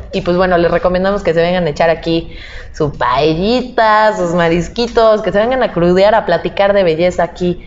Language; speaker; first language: Spanish; native; Spanish